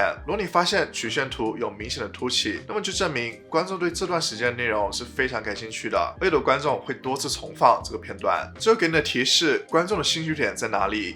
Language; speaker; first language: Chinese; native; Chinese